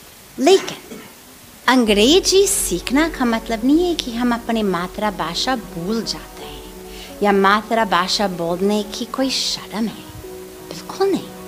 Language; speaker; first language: Hindi; non-native, fluent; English